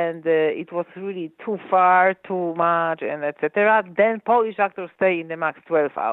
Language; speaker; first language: English; non-native, fluent; Polish